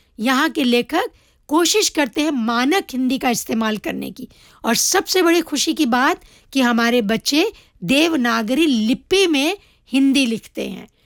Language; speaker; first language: Hindi; early bilingual, heritage; Hindi